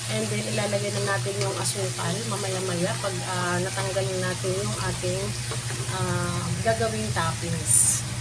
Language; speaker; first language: Filipino; non-native, local second language; Waray